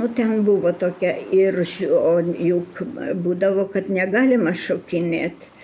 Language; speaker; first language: Lithuanian; early bilingual, heritage; Lithuanian